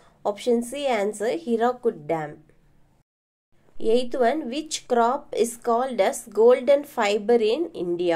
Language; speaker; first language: English; non-native, local second language; Tamil